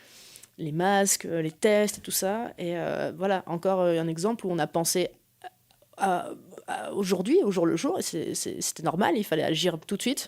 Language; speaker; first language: French; native; French